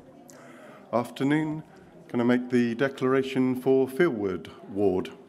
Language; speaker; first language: English; native; English